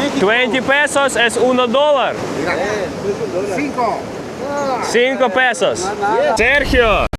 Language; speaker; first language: Spanish; non-native, learner; Ukrainian